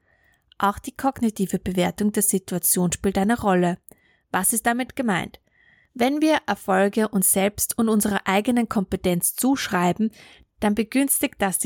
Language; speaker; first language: German; native; German